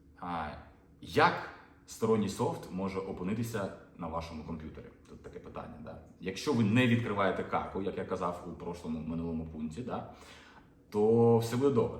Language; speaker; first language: Ukrainian; non-native, local second language; Russian